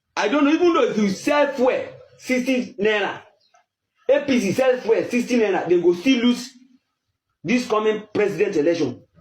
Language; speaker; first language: Nigerian Pidgin; non-native, local second language; Yoruba